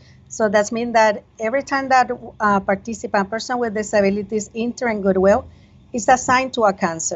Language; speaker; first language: English; non-native, fluent; Spanish